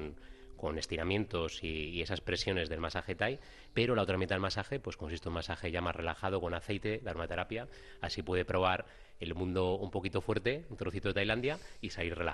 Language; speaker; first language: Spanish; native; Spanish